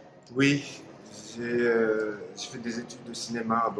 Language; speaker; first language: French; non-native, fluent; Turkish